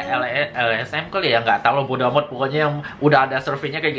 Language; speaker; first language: Indonesian; native; Indonesian